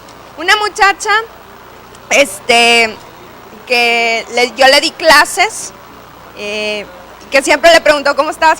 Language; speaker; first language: Spanish; native; Spanish